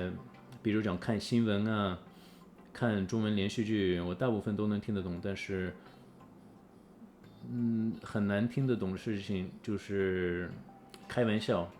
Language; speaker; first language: Chinese; early bilingual, heritage; English